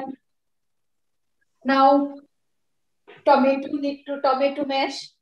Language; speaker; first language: English; non-native, learner; Bangla